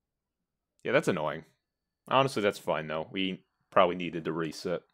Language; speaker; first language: English; native; English